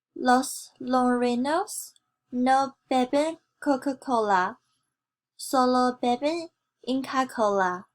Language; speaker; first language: Spanish; non-native, learner; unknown